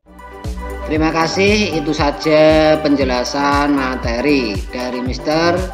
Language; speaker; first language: Indonesian; native; Indonesian